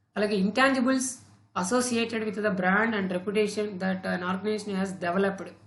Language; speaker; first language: English; non-native, local second language; Telugu